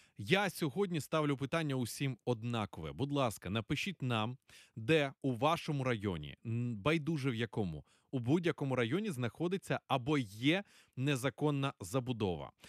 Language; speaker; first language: Ukrainian; native; Ukrainian